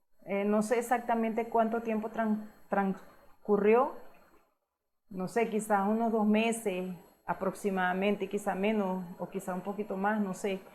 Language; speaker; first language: Spanish; native; Spanish